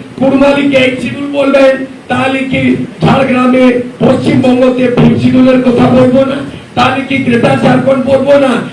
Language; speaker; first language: Bangla; non-native, local second language; Santali